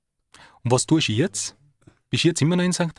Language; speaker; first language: German; native; German